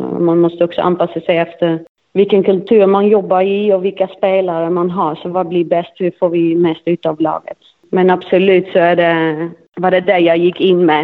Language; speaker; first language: Swedish; non-native, fluent; Dutch